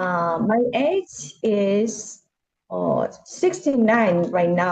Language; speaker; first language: English; non-native, learner; Korean